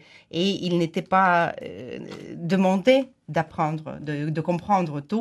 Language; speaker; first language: French; non-native, fluent; Ukrainian